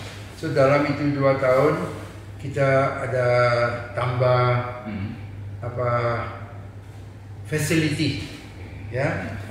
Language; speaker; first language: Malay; non-native, local second language; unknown